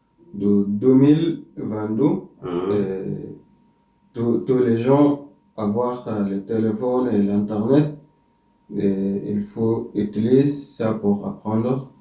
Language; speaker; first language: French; non-native, learner; Arabic